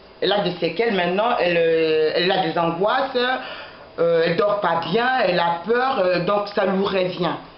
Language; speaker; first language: French; non-native, local second language; Lingala